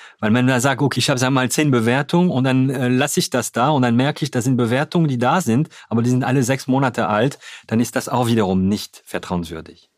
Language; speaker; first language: German; non-native, fluent; French